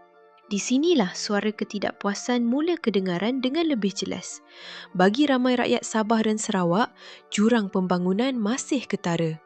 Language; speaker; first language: Malay; native; Malay